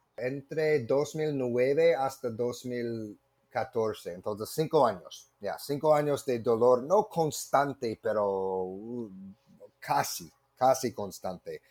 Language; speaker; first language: Spanish; non-native, fluent; English